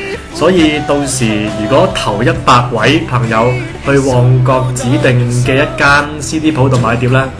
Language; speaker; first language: Cantonese; native; Cantonese